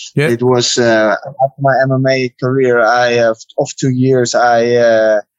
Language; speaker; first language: English; non-native, fluent; Dutch